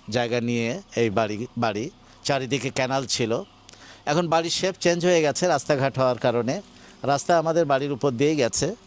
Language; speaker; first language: Bangla; native; Bangla